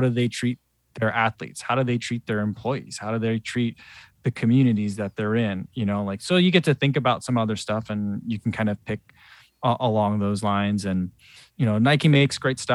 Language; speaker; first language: English; native; English